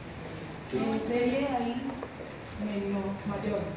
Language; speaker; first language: Spanish; native; Spanish